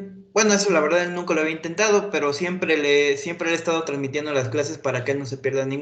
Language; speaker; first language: Spanish; native; Spanish